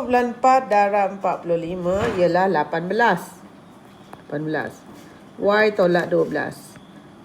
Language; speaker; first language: Malay; native; Malay